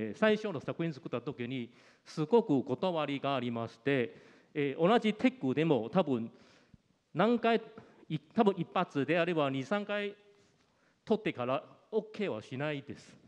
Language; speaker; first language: Japanese; non-native, fluent; Malay